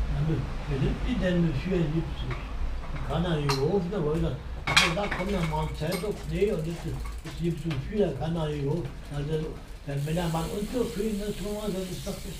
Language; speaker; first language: German; native; German